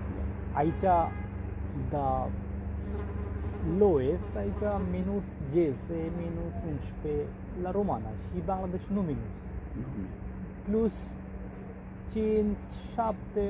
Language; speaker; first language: Romanian; non-native, learner; Bangla